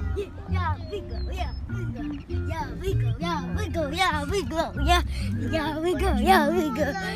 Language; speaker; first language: Russian; early bilingual, heritage; Russian